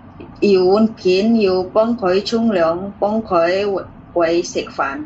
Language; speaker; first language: Cantonese; non-native, learner; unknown